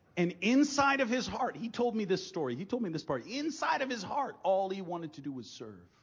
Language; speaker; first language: English; native; English